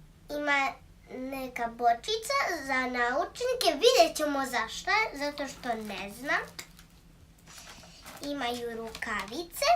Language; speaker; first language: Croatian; early bilingual, heritage; Croatian